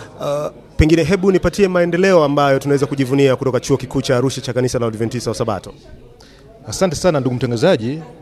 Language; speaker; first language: Swahili; native; Swahili